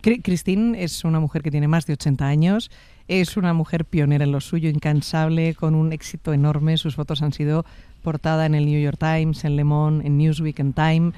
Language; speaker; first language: Spanish; native; Spanish